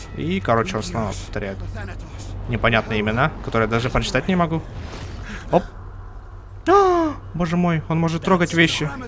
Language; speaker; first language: Russian; native; Russian